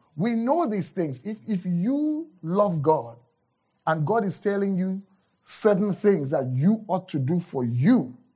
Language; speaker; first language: English; non-native, local second language; Yoruba